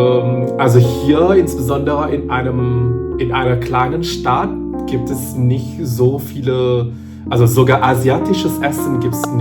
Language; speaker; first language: German; non-native, learner; Indonesian